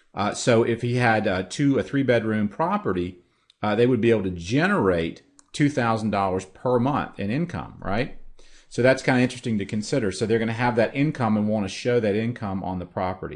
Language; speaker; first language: English; native; English